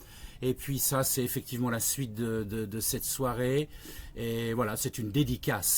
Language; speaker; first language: French; native; French